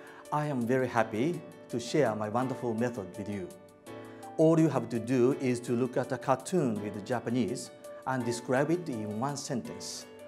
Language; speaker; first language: English; non-native, fluent; Japanese